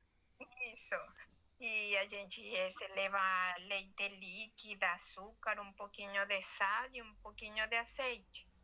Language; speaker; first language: Portuguese; non-native, learner; Spanish